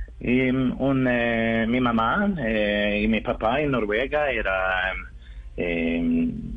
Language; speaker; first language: Spanish; non-native, learner; Norwegian